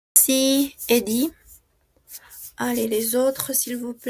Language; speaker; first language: French; non-native, fluent; Spanish